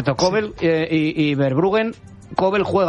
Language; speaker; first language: Spanish; native; Spanish